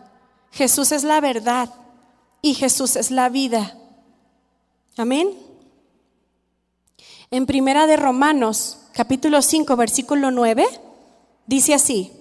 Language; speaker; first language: Spanish; native; Spanish